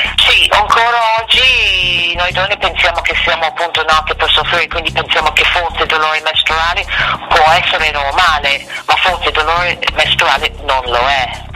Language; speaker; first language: Italian; non-native, fluent; English